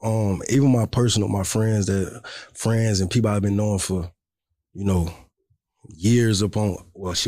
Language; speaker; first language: English; native; English